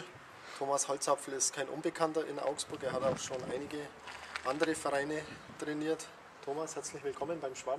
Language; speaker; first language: German; native; German